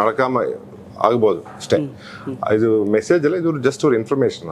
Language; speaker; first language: Kannada; non-native, learner; Tamil